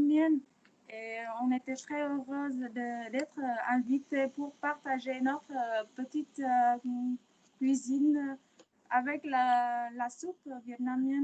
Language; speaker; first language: French; non-native, learner; Vietnamese